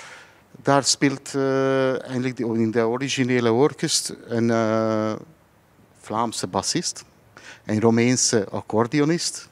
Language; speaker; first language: Dutch; non-native, fluent; Hungarian